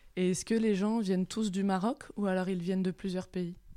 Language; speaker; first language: French; native; French